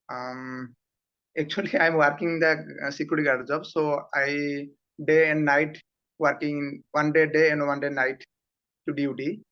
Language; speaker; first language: English; non-native, learner; Odia